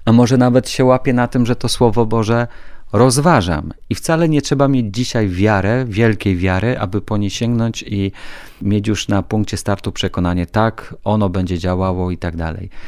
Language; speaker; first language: Polish; native; Polish